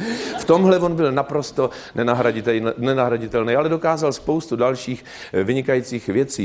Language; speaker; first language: Czech; native; Czech